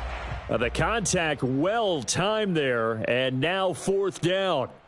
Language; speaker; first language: English; native; English